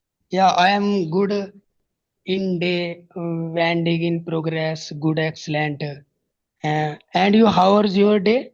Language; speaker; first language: English; non-native, learner; Hindi